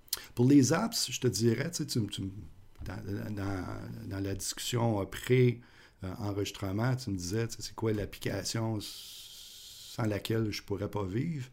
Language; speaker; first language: French; native; French